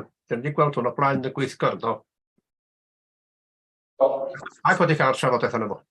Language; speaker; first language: Welsh; native; Welsh